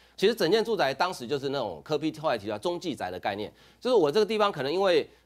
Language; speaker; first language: Chinese; non-native, local second language; Hakka Chinese